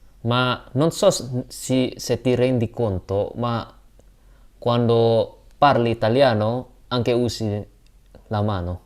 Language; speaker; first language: Italian; non-native, learner; Indonesian